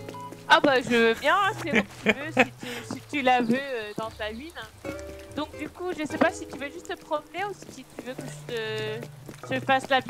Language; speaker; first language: French; non-native, fluent; English